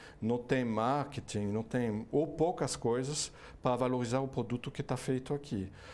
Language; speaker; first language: Portuguese; non-native, fluent; French